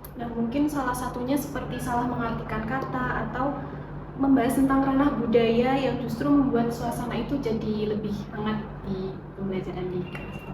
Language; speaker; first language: Indonesian; native; Indonesian